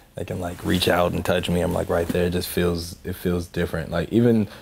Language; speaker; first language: English; native; English